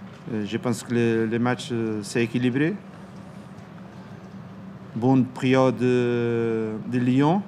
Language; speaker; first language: French; non-native, learner; Portuguese